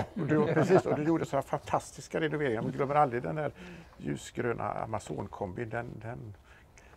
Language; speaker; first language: Swedish; native; Swedish